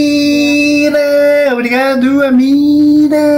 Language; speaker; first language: Portuguese; non-native, learner; Arabic